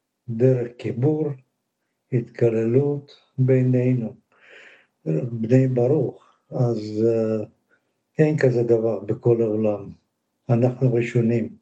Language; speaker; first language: Hebrew; non-native, learner; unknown